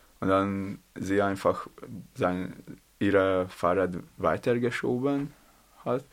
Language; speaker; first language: German; non-native, learner; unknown